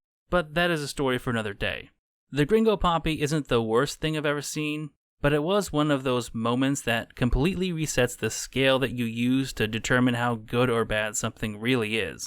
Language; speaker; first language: English; native; English